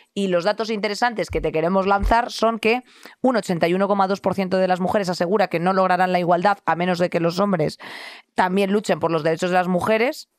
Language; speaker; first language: Spanish; native; Spanish